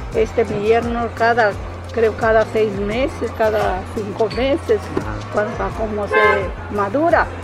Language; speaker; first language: Spanish; native; Spanish